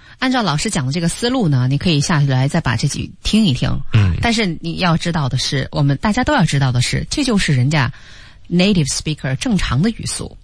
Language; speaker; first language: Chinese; native; Chinese